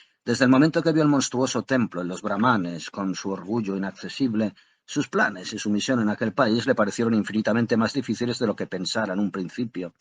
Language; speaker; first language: Spanish; native; Spanish